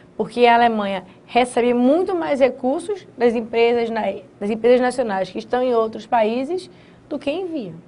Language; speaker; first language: Portuguese; native; Portuguese